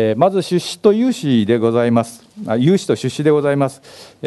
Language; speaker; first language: Japanese; native; Japanese